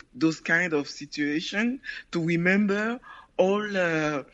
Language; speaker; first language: English; non-native, learner; Haitian Creole